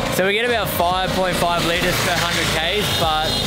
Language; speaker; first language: English; native; English